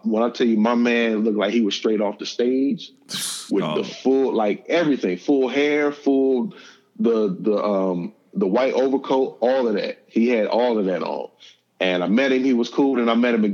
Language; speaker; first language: English; native; English